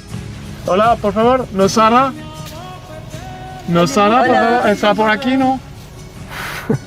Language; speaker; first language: Spanish; non-native, learner; French